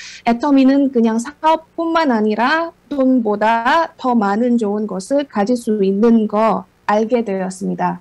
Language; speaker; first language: Korean; non-native, fluent; Indonesian